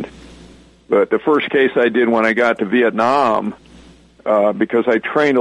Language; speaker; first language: English; native; English